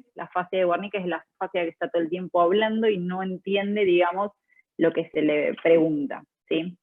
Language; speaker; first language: Spanish; native; Spanish